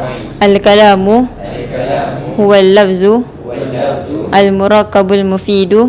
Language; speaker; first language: Arabic; non-native, learner; Malay